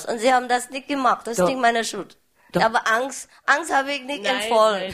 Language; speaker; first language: German; non-native, learner; Vietnamese